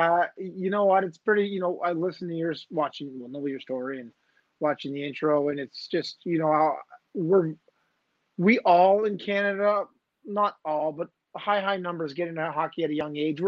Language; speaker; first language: English; native; English